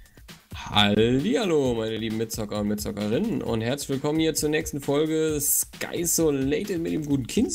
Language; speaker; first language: German; native; German